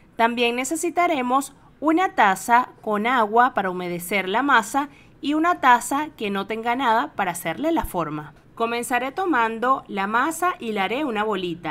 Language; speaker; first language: Spanish; native; Spanish